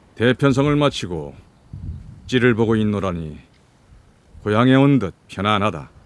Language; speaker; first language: Korean; native; Korean